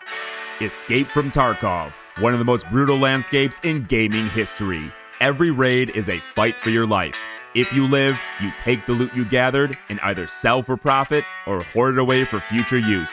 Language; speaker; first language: English; native; English